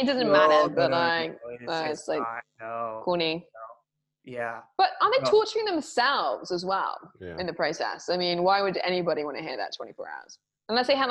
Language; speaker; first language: English; native; English